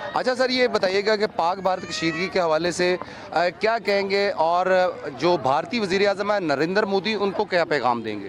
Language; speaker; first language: Urdu; native; Urdu